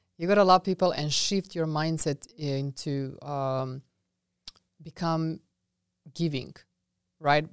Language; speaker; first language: English; non-native, fluent; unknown